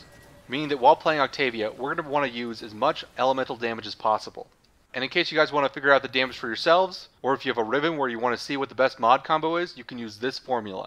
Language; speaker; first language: English; native; English